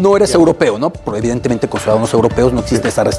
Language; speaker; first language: Spanish; native; Spanish